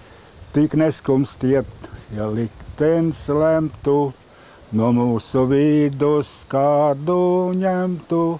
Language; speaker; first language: Latvian; native; Latvian